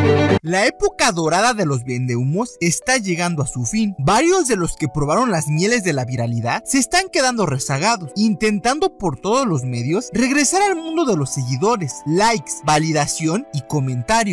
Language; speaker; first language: Spanish; native; Spanish